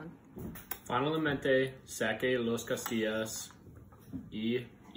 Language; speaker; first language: Spanish; non-native, learner; English